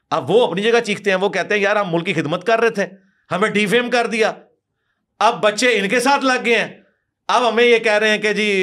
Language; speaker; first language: Urdu; non-native, local second language; Punjabi